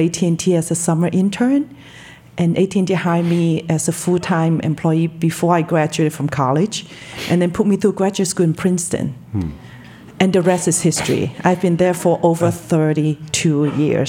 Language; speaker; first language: English; non-native, local second language; Cantonese